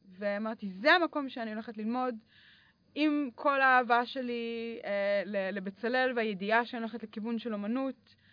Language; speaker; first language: Hebrew; early bilingual, other home language; English